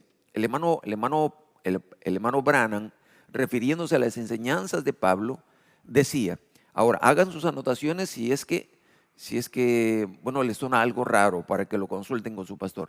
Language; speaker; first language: Spanish; native; Spanish